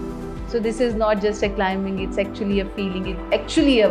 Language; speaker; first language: English; non-native, fluent; Urdu